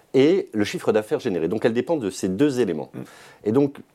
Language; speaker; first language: French; native; French